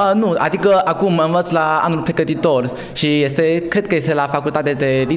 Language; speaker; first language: Romanian; non-native, learner; Chinese